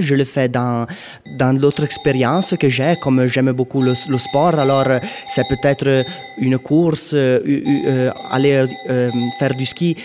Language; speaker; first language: French; non-native, local second language; Italian